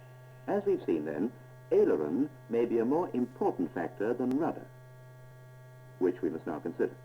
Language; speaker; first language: English; native; English